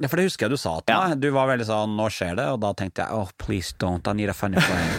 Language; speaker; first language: Norwegian; native; Norwegian